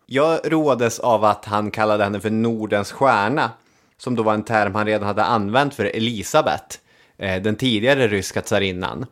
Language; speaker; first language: Swedish; native; Swedish